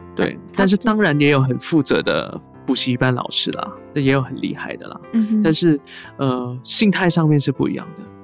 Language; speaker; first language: Chinese; non-native, local second language; Cantonese